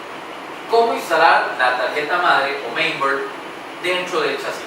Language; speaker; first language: Spanish; native; Spanish